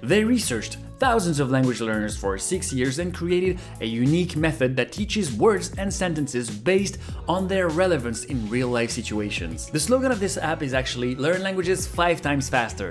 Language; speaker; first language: English; non-native, fluent; Japanese